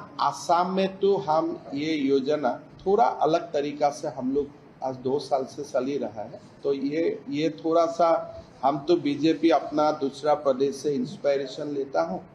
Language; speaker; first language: Hindi; non-native, local second language; Assamese